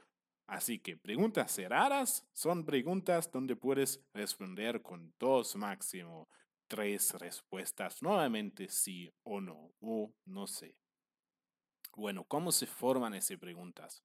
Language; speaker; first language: Spanish; non-native, fluent; German